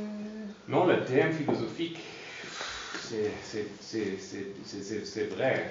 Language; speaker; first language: French; non-native, fluent; German